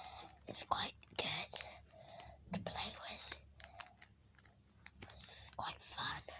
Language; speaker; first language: English; native; English